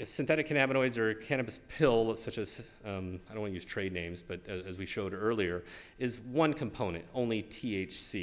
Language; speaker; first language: English; native; English